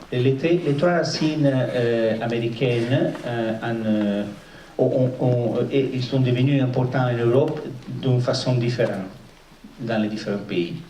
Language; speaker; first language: French; non-native, fluent; Italian